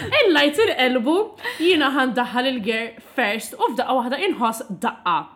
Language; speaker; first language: Maltese; non-native, local second language; English